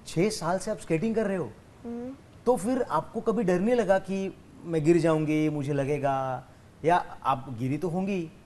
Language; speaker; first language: Hindi; non-native, local second language; Marathi